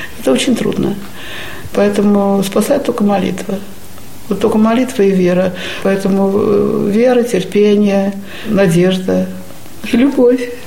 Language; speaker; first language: Russian; native; Russian